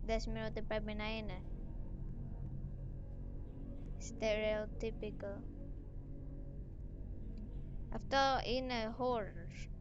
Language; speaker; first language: Greek; early bilingual, heritage; Greek